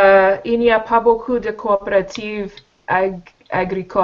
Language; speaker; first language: French; non-native, learner; English